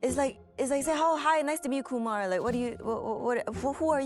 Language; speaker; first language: English; native; English